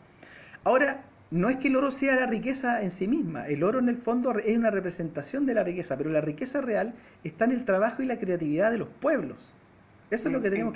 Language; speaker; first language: Spanish; native; Spanish